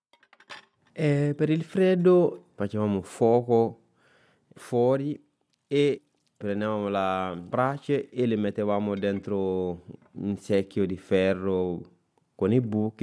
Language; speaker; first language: Italian; non-native, fluent; Bambara